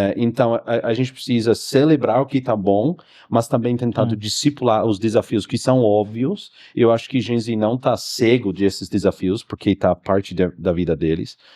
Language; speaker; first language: Portuguese; non-native, fluent; English